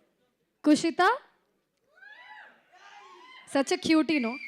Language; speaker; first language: Telugu; non-native, local second language; Hindi